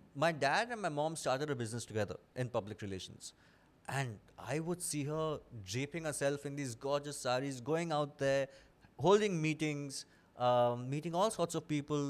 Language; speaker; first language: English; non-native, local second language; Bangla